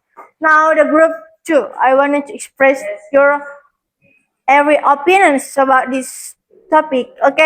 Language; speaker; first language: English; non-native, learner; Indonesian